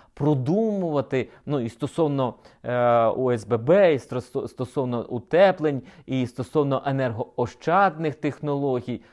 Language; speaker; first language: Ukrainian; native; Ukrainian